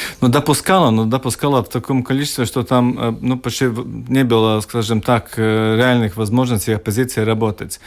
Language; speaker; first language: Russian; non-native, local second language; Latvian